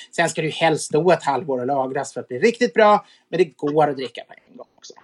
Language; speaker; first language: Swedish; native; Swedish